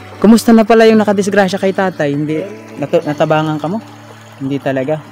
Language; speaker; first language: Filipino; non-native, local second language; Cebuano